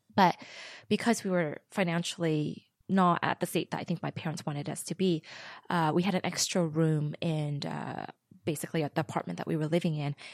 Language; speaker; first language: English; early bilingual, other home language; Vietnamese